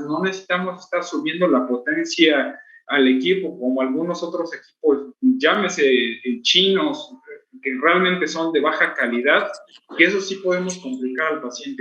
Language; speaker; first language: Spanish; native; Spanish